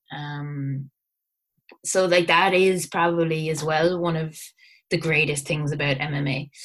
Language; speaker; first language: English; native; English